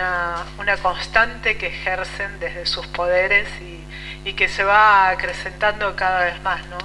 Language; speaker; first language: Spanish; native; Spanish